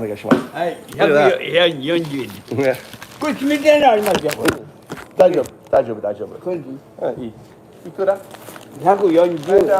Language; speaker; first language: Japanese; non-native, learner; English